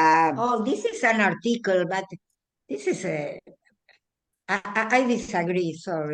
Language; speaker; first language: English; non-native, learner; Spanish